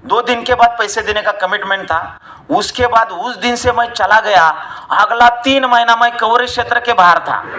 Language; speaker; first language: Hindi; non-native, local second language; Marathi